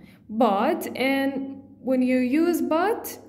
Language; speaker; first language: English; non-native, fluent; Arabic